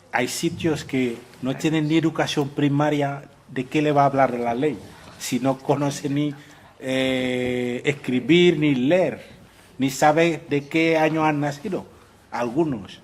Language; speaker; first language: Spanish; non-native, fluent; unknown